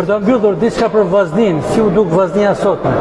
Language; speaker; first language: Albanian; native; Albanian